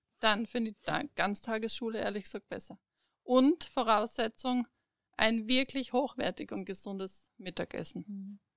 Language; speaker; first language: German; native; German